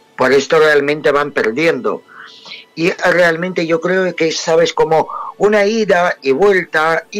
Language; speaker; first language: Spanish; non-native, fluent; Russian